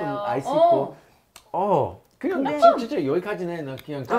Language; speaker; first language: Korean; non-native, learner; English